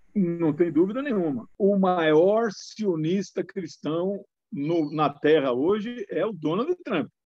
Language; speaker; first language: Portuguese; native; Portuguese